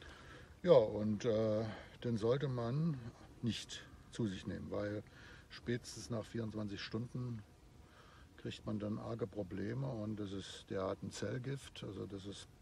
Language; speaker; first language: German; native; German